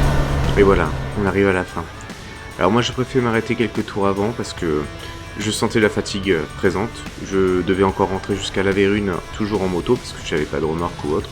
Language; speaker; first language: French; native; French